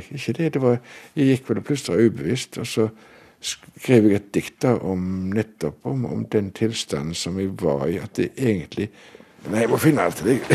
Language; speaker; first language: Norwegian; native; Norwegian